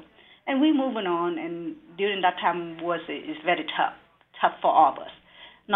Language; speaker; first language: English; non-native, learner; Vietnamese